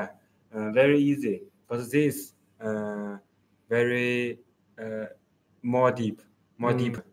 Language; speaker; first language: English; non-native, learner; Chinese